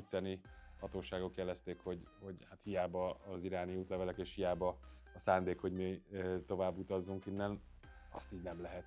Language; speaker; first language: Hungarian; early bilingual, other home language; Persian